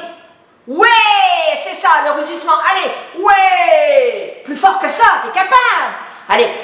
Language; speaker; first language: French; native; French